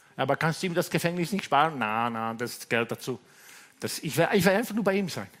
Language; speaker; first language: German; non-native, fluent; Italian